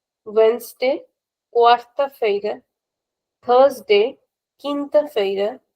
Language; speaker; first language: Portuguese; non-native, fluent; Hindi